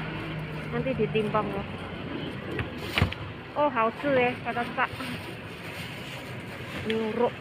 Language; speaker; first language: Indonesian; native; Indonesian